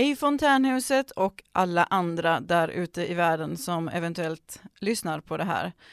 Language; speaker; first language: Swedish; native; Swedish